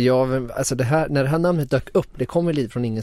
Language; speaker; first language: Swedish; native; Swedish